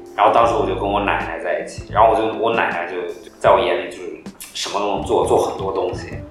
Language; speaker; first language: Chinese; early bilingual, heritage; Chinese